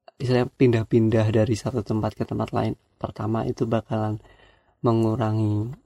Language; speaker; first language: Indonesian; non-native, local second language; Javanese